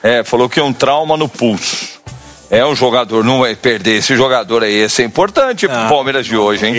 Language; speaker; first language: Portuguese; native; Portuguese